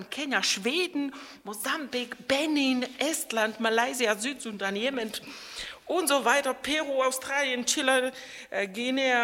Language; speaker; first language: German; non-native, fluent; Czech